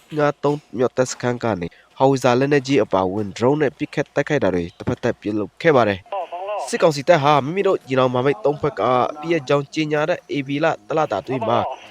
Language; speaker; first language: Burmese; non-native, local second language; Shwe Palaung